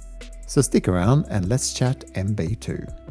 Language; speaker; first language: English; native; English